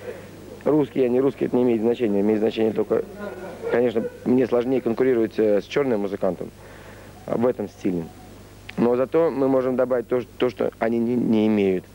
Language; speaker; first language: Russian; native; Russian